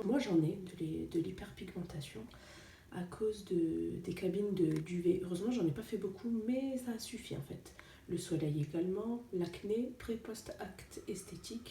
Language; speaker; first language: French; native; French